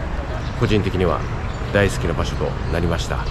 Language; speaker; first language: Japanese; native; Japanese